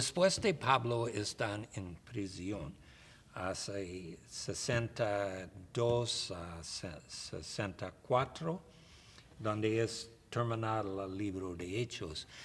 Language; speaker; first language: Spanish; non-native, learner; English